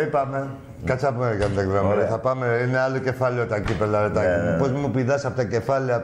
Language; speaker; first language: Greek; native; Greek